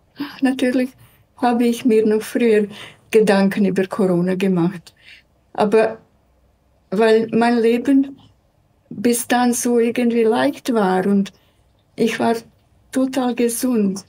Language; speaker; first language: German; non-native, fluent; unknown